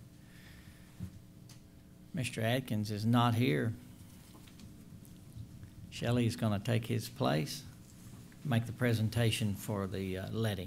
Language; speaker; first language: English; native; English